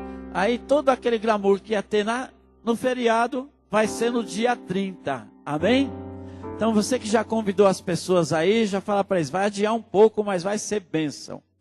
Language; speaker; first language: Portuguese; native; Portuguese